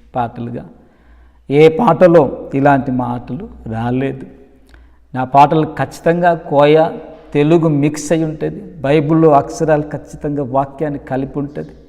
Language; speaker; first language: Telugu; non-native, local second language; Koya